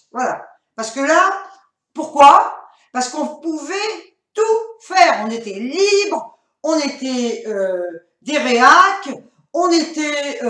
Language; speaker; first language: French; native; French